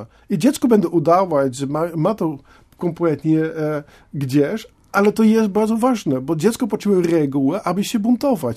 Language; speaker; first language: Polish; non-native, fluent; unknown